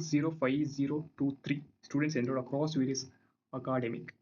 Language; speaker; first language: English; non-native, local second language; Kannada